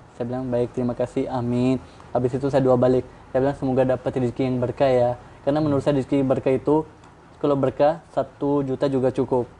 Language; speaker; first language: Indonesian; non-native, fluent; Urdu